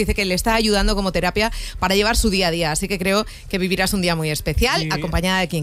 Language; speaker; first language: Spanish; native; Spanish